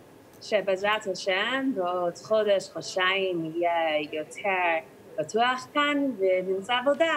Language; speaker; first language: Hebrew; non-native, learner; English